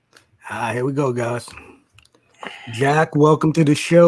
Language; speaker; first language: English; native; English